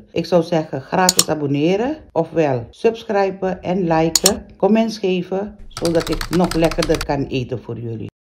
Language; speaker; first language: Dutch; non-native, local second language; Caribbean Hindustani